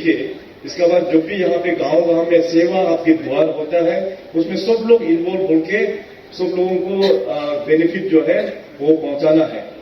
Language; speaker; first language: Hindi; non-native, local second language; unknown